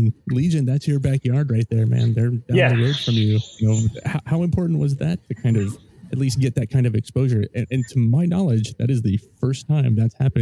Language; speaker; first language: English; native; English